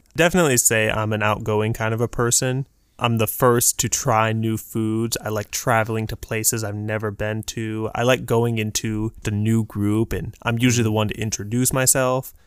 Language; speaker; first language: English; early bilingual, other home language; Urdu